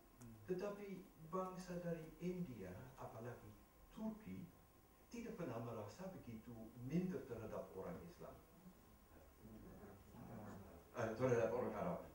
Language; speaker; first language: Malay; non-native, fluent; Dutch